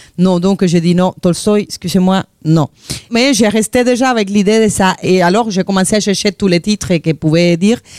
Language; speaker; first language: French; non-native, fluent; Spanish